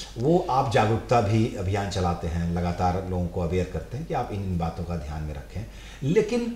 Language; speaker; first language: Hindi; native; Hindi